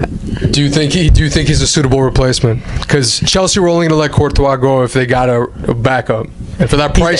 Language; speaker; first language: English; native; English